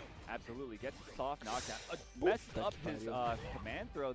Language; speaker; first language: English; native; English